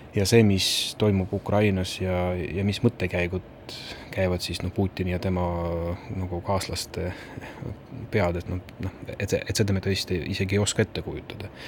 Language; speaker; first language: Estonian; non-native, local second language; Russian